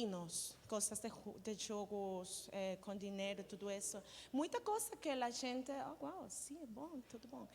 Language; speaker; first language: Portuguese; non-native, learner; Spanish